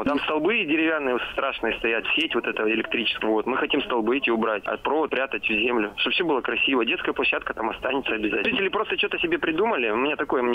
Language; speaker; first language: Russian; non-native, fluent; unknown